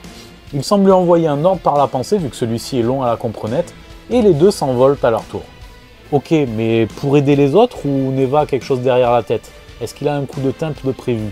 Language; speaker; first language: French; native; French